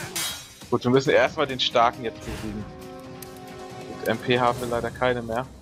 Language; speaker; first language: German; native; German